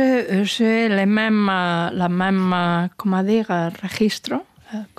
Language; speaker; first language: French; non-native, learner; Spanish